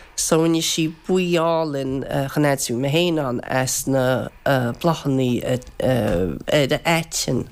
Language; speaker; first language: Irish; native; Irish